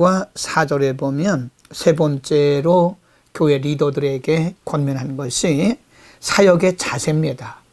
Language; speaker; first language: Korean; native; Korean